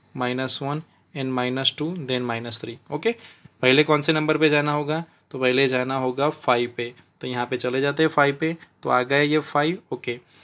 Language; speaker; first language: Hindi; non-native, local second language; Gujarati